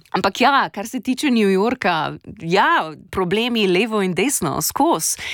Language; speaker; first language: Slovenian; native; Slovenian